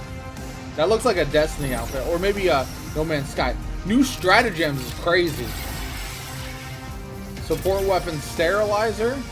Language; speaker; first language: English; native; English